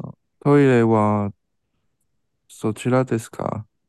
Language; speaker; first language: Japanese; non-native, learner; Chinese